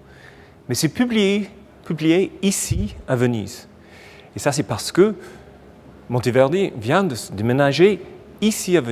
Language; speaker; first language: French; non-native, fluent; English